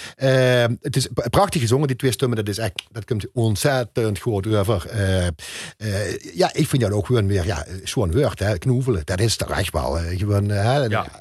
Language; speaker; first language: Dutch; native; Dutch